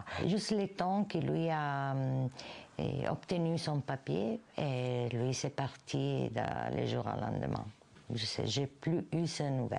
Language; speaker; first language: French; non-native, fluent; Italian